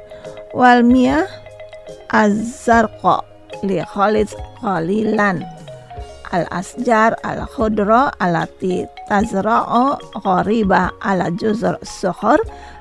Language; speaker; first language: Arabic; non-native, fluent; Indonesian